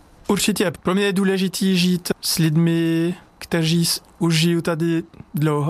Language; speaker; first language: Czech; non-native, learner; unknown